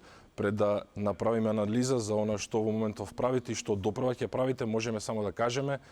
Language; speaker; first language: Macedonian; native; Macedonian